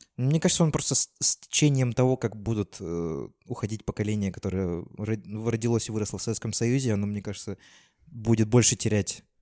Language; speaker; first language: Russian; native; Russian